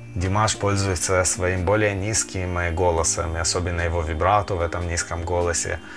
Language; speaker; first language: Russian; early bilingual, heritage; Russian